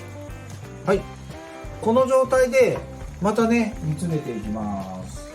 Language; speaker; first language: Japanese; native; Japanese